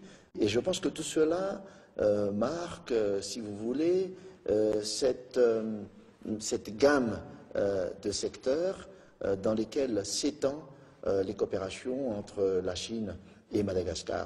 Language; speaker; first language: French; non-native, local second language; Malagasy